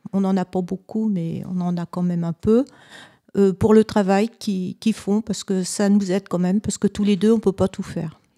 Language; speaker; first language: French; native; French